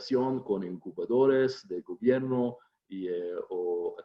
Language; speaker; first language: Spanish; non-native, fluent; Hebrew